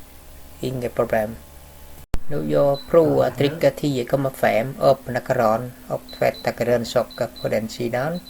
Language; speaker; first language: Swedish; non-native, learner; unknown